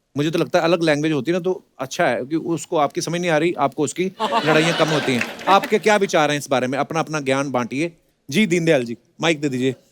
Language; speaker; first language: Hindi; non-native, local second language; Punjabi